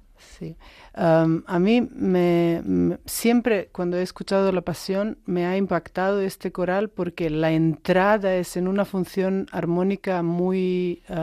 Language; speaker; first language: Spanish; non-native, fluent; Macedonian